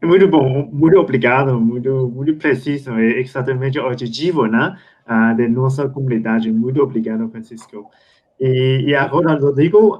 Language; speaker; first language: Portuguese; non-native, fluent; Spanish